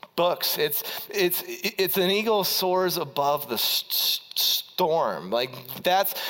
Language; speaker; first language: English; native; English